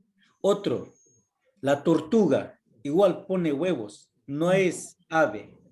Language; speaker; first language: Spanish; non-native, local second language; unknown